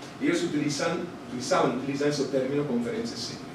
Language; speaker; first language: Spanish; non-native, fluent; Italian